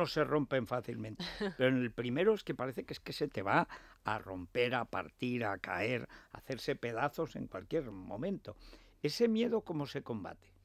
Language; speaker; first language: Spanish; native; Spanish